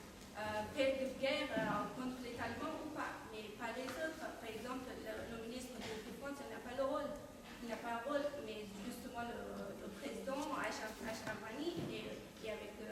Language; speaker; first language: French; non-native, fluent; Persian